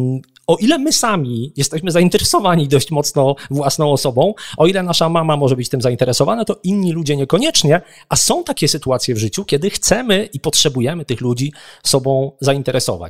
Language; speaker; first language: Polish; native; Polish